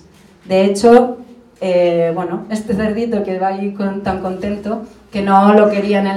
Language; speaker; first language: Spanish; native; Spanish